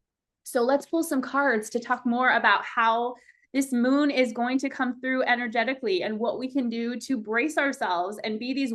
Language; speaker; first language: English; native; English